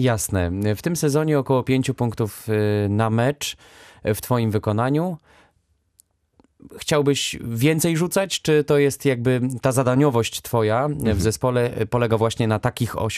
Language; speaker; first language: Polish; native; Polish